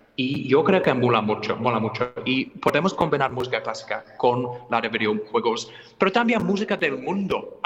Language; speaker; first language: Spanish; non-native, fluent; English